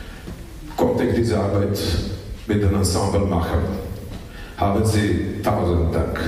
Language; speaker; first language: German; non-native, fluent; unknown